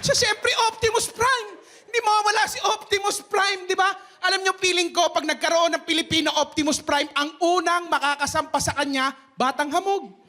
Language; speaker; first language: Filipino; native; Filipino